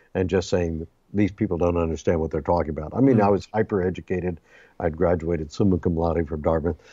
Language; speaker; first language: English; native; English